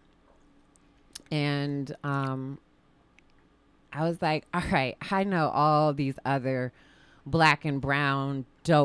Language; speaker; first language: English; native; English